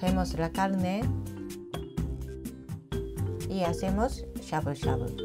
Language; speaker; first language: Spanish; non-native, fluent; Japanese